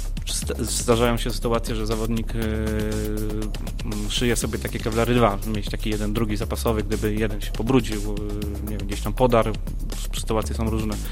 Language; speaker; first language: Polish; native; Polish